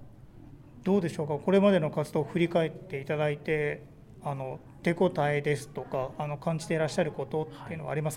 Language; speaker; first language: Japanese; native; Japanese